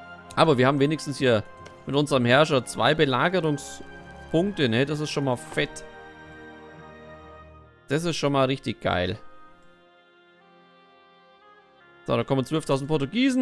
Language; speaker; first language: German; native; German